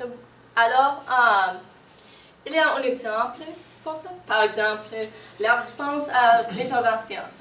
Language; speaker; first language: French; non-native, learner; English